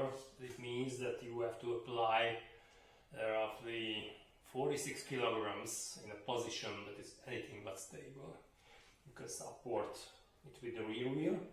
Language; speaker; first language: English; non-native, fluent; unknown